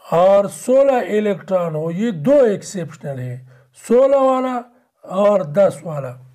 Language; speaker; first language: Urdu; non-native, local second language; Pashto